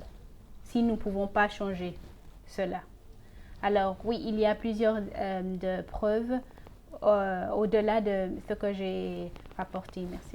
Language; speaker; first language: French; non-native, fluent; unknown